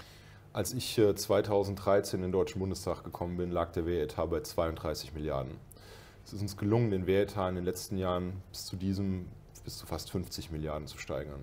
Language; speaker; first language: German; native; German